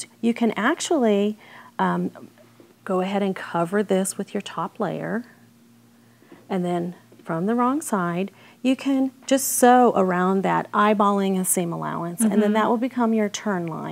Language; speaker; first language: English; native; English